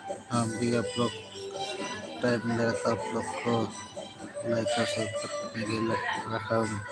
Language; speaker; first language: Hindi; non-native, local second language; Santali